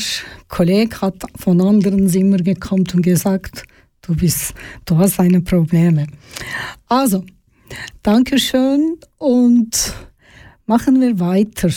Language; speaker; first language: German; non-native, fluent; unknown